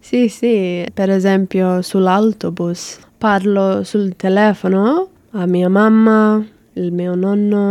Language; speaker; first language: Italian; non-native, learner; English